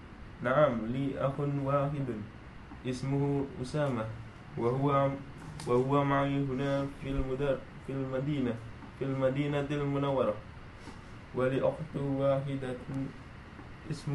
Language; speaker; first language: Arabic; non-native, learner; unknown